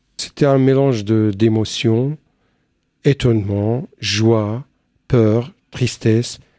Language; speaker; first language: French; non-native, fluent; Arabic